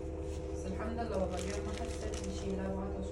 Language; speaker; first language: Arabic; native; Arabic